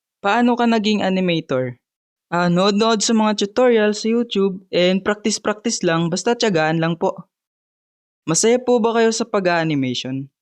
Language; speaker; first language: Filipino; non-native, local second language; Bikol